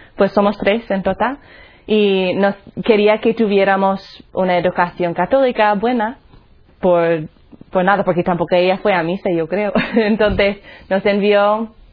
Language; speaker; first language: Spanish; non-native, fluent; English